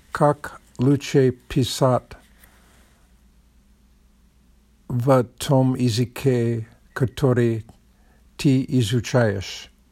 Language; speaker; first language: Russian; non-native, learner; English